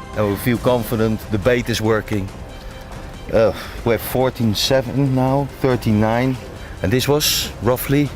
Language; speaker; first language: English; non-native, fluent; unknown